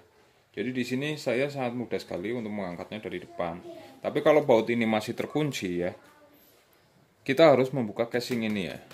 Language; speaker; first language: Indonesian; native; Indonesian